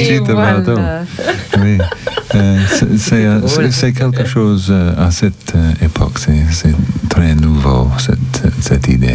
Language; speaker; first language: French; non-native, learner; English